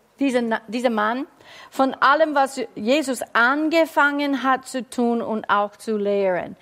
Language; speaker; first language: German; non-native, fluent; English